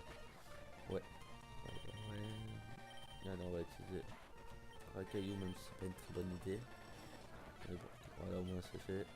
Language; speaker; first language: French; native; French